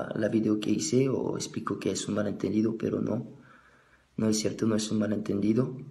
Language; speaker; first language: Spanish; non-native, fluent; French